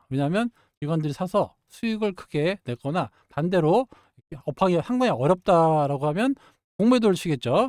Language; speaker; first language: Korean; native; Korean